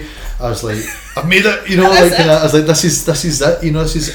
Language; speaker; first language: English; native; English